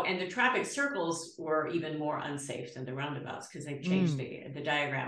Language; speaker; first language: English; native; English